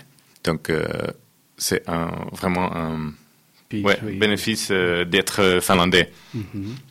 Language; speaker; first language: French; non-native, fluent; Finnish